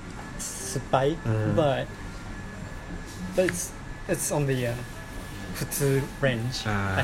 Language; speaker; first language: English; non-native, learner; Japanese